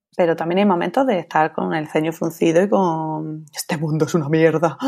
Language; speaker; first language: Spanish; native; Spanish